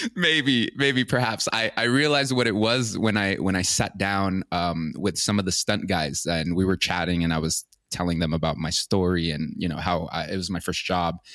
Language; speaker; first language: English; native; English